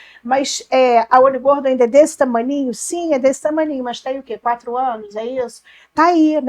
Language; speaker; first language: Portuguese; native; Portuguese